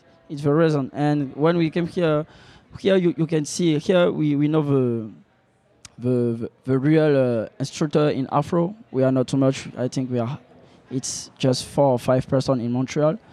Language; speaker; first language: English; non-native, learner; French